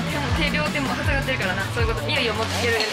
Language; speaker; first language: Japanese; native; Japanese